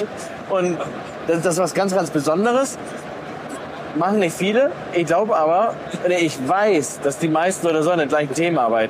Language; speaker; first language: German; native; German